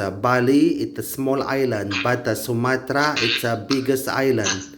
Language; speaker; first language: English; non-native, learner; Indonesian